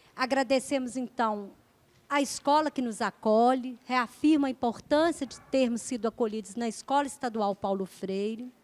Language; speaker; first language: Portuguese; native; Portuguese